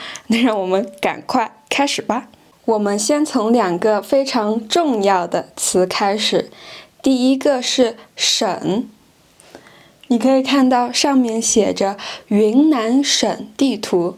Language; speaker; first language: Chinese; non-native, fluent; French